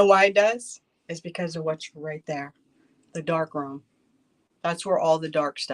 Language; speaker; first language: English; native; English